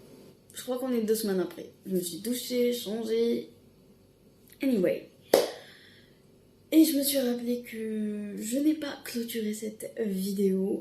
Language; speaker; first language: French; non-native, local second language; Arabic